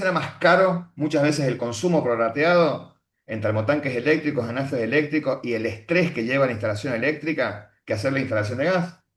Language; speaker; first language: Spanish; native; Spanish